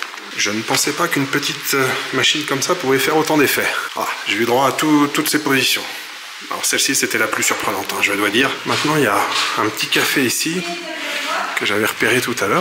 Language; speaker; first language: French; native; French